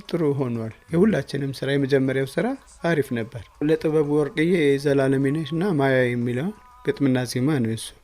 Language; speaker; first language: Amharic; native; Amharic